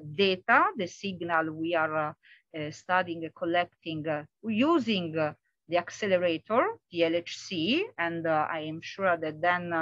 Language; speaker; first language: English; non-native, fluent; Italian